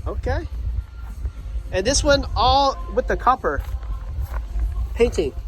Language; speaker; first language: English; non-native, learner; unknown